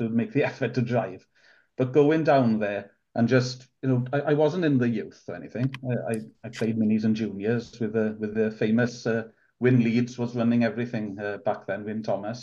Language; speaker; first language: English; non-native, local second language; Welsh